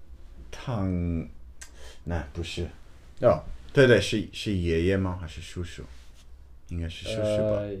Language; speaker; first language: Chinese; non-native, learner; English